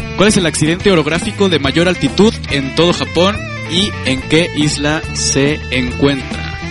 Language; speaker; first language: Spanish; native; Spanish